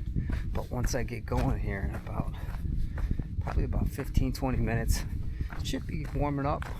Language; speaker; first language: English; native; English